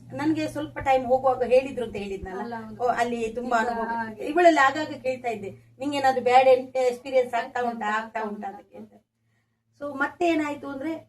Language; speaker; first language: Kannada; non-native, local second language; Tulu